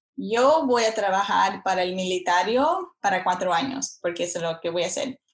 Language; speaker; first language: Spanish; early bilingual, heritage; Spanish